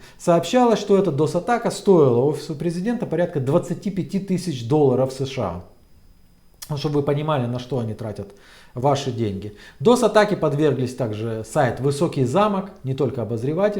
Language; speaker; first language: Russian; native; Russian